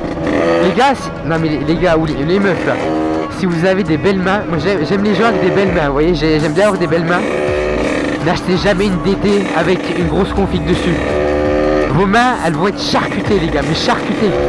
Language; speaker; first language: French; native; French